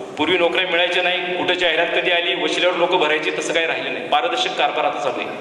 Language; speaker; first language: Marathi; native; Marathi